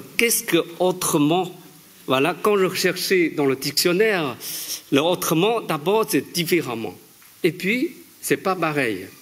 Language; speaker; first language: French; non-native, fluent; Chinese